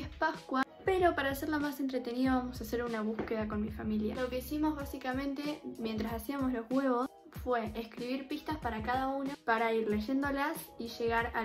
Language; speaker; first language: Spanish; native; Spanish